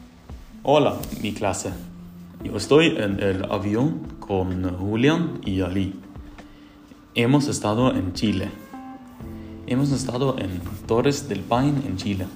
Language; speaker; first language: Spanish; non-native, learner; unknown